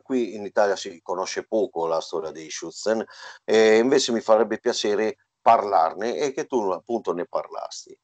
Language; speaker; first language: Italian; native; Italian